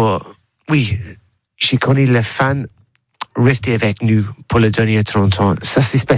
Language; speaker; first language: French; non-native, learner; English